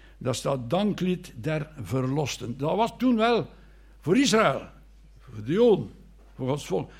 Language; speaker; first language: Dutch; native; Dutch